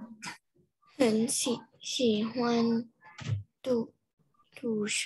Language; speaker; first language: Chinese; non-native, learner; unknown